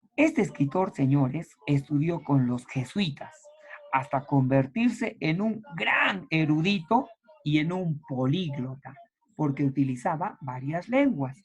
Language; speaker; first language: Spanish; native; Spanish